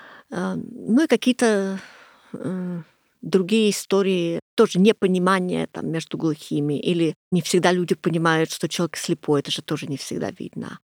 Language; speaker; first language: Russian; non-native, fluent; English